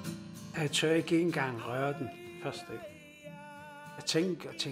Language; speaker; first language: Danish; non-native, local second language; Kalaallisut